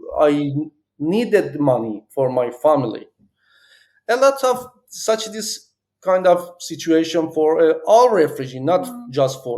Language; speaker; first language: English; non-native, learner; Persian